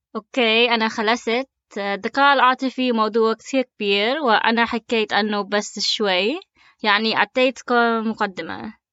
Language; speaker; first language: Arabic; early bilingual, heritage; Arabic